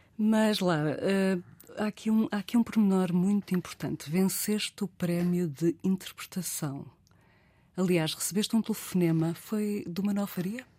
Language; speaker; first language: Portuguese; native; Portuguese